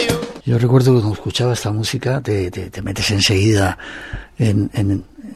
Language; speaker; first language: Spanish; native; Spanish